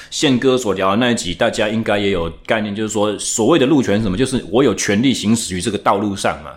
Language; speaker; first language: Chinese; native; Chinese